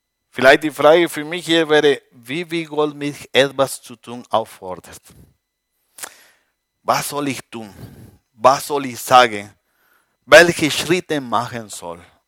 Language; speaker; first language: German; non-native, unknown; Spanish